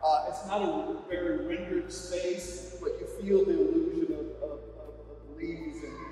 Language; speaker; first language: English; native; English